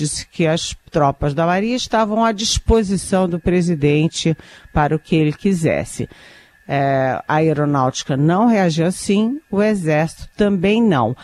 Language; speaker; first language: Portuguese; native; Portuguese